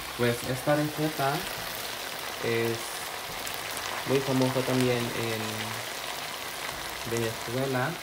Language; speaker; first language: Spanish; non-native, fluent; Filipino